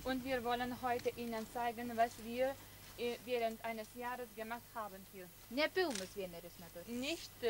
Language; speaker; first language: German; non-native, fluent; Lithuanian